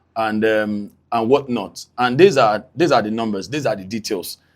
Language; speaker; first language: English; non-native, local second language; Yoruba